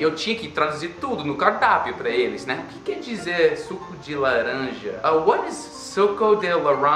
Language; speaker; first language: Portuguese; non-native, fluent; English